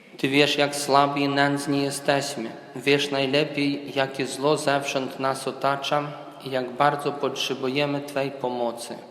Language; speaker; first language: Polish; early bilingual, heritage; Polish